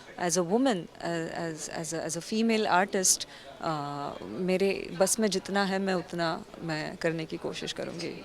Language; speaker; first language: Hindi; non-native, local second language; Marathi